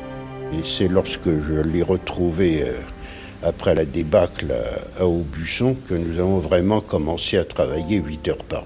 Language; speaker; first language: French; native; French